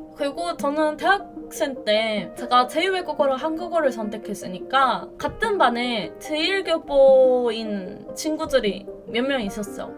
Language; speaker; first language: Korean; non-native, fluent; Japanese